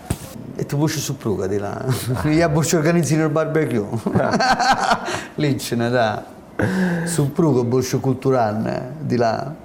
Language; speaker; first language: Russian; non-native, learner; Italian